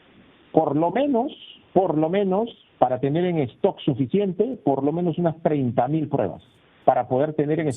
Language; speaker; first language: Spanish; native; Spanish